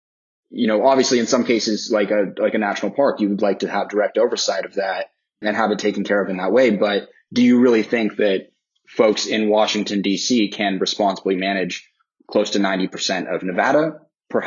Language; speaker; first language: English; native; English